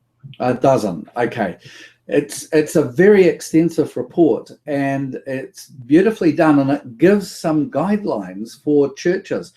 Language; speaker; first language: English; native; English